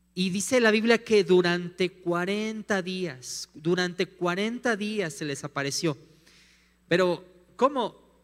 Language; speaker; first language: Spanish; native; Spanish